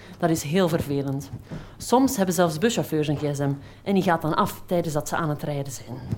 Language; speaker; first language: Dutch; native; Dutch